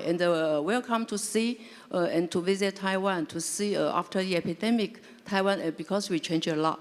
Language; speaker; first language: English; non-native, learner; Chinese